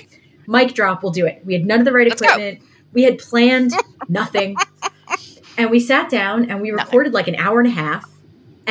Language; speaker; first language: English; native; English